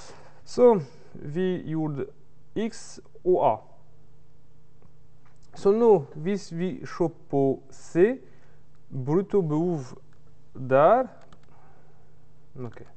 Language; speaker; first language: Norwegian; non-native, learner; French